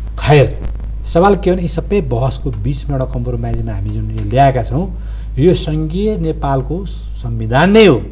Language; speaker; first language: Nepali; native; Nepali